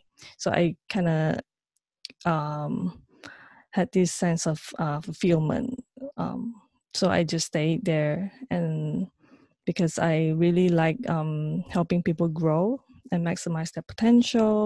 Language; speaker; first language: English; non-native, local second language; Chinese